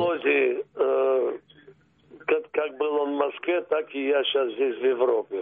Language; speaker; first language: Russian; early bilingual, heritage; Russian